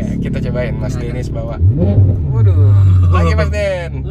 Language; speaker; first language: Indonesian; native; Indonesian